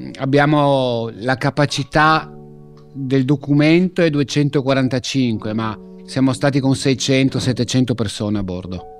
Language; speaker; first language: Italian; native; Italian